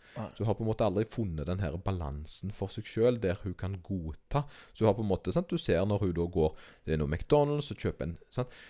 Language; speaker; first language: Norwegian; native; Norwegian